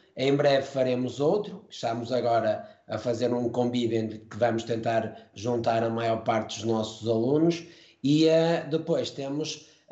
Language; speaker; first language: Portuguese; native; Portuguese